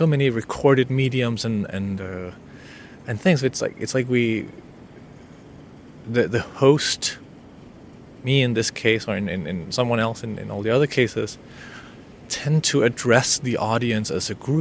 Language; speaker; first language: English; non-native, fluent; Danish